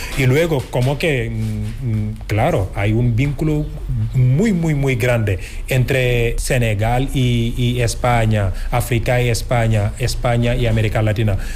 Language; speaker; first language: Spanish; non-native, fluent; Wolof